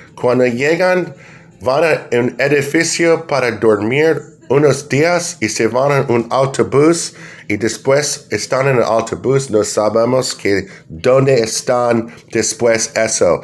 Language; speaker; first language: Spanish; non-native, learner; English